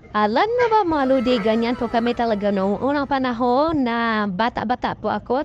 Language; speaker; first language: Filipino; non-native, local second language; Cebuano